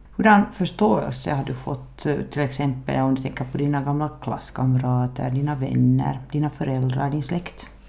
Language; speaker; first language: Swedish; native; Swedish